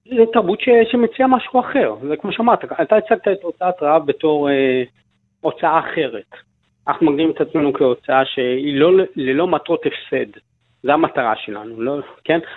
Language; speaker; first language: Hebrew; native; Hebrew